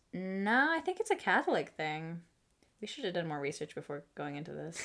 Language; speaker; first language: English; early bilingual, other home language; Spanish